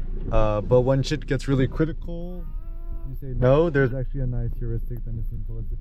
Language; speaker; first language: English; early bilingual, other home language; Korean